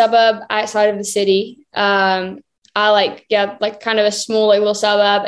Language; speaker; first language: English; native; English